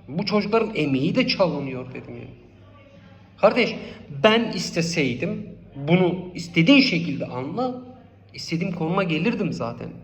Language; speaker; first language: Turkish; non-native, local second language; Kurdish